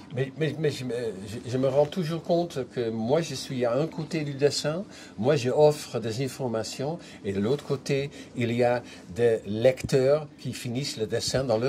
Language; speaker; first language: French; non-native, fluent; Dutch